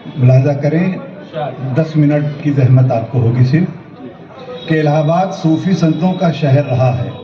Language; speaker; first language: Urdu; native; Urdu